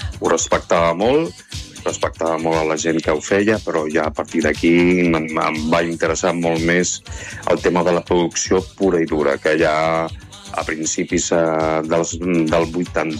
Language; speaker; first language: Catalan; native; Catalan